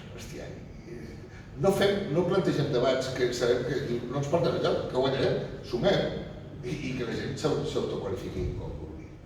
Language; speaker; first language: Catalan; non-native, local second language; Spanish